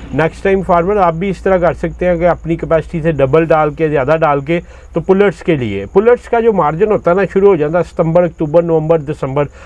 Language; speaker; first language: Urdu; non-native, local second language; Punjabi